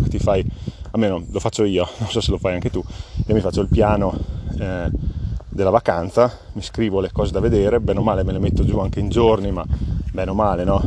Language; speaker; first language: Italian; native; Italian